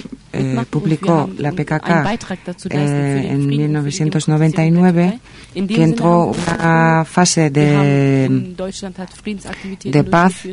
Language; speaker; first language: Spanish; non-native, fluent; German